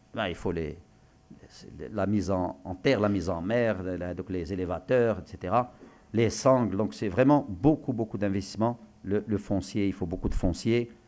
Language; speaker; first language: French; non-native, local second language; Arabic